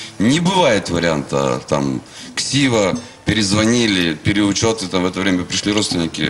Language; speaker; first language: Russian; native; Russian